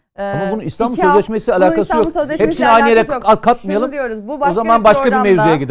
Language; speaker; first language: Turkish; native; Turkish